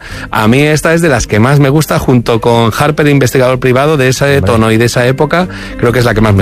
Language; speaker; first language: Spanish; native; Spanish